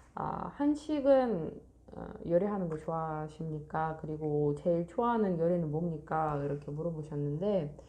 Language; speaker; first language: Korean; non-native, fluent; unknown